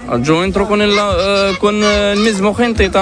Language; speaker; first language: Spanish; non-native, learner; Arabic